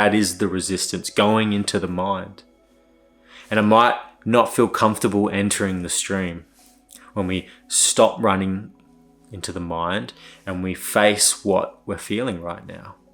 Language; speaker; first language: English; native; English